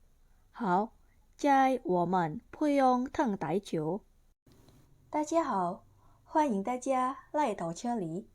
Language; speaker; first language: Chinese; non-native, learner; Indonesian